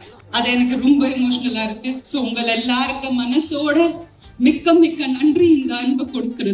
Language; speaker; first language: Tamil; non-native, fluent; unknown